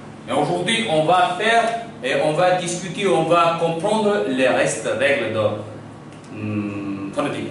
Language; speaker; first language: French; non-native, fluent; Hindi